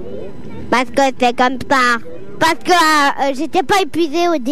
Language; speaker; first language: French; native; French